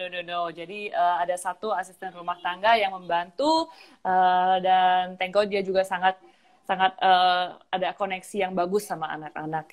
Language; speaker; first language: Indonesian; early bilingual, heritage; Indonesian